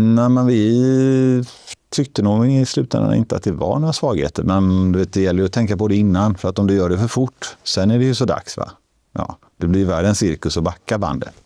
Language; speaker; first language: Swedish; native; Swedish